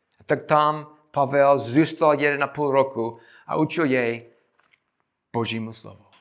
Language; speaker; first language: Czech; non-native, fluent; English